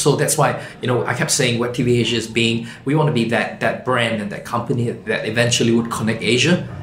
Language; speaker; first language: English; non-native, local second language; Chinese